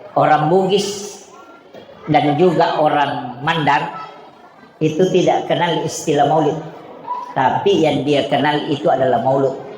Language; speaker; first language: Indonesian; non-native, local second language; Buginese